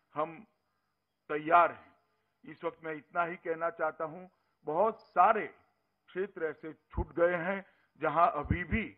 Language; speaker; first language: Hindi; non-native, local second language; Gujarati